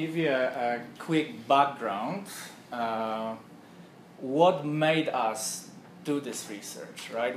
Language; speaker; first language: English; non-native, fluent; Polish